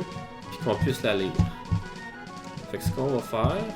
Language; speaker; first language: French; native; French